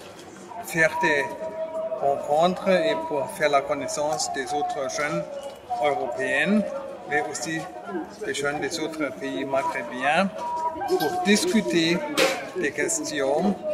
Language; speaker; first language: French; non-native, fluent; German